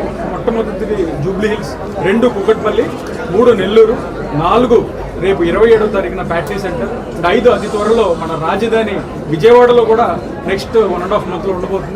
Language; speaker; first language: Telugu; native; Telugu